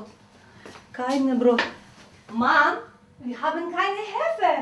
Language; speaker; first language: German; non-native, learner; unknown